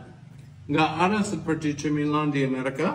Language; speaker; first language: Indonesian; non-native, learner; English